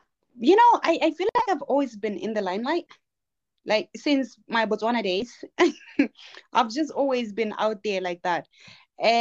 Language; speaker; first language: English; non-native, local second language; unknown